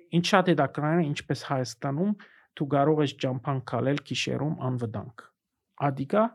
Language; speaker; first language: Armenian; early bilingual, heritage; Armenian